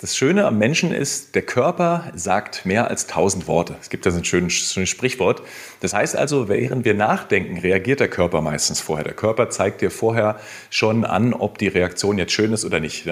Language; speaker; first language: German; native; German